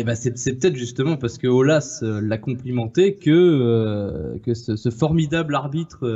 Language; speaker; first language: French; native; French